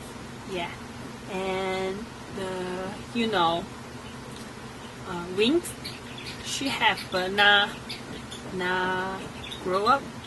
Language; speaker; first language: English; non-native, learner; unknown